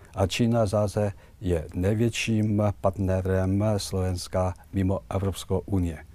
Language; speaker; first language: Czech; non-native, fluent; Chinese